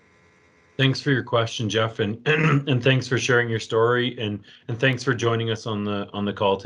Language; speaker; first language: English; native; English